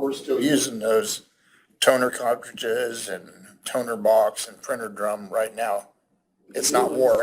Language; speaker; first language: English; native; English